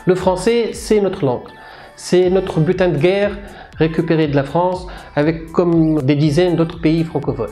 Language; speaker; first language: French; non-native, local second language; Arabic